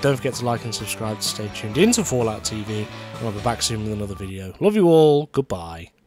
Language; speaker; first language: English; native; English